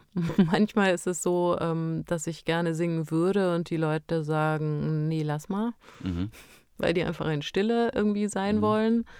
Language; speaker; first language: German; early bilingual, other home language; Romanian